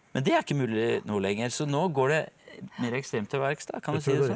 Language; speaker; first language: Norwegian; native; Norwegian